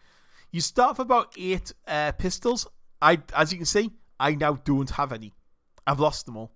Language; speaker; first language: English; native; English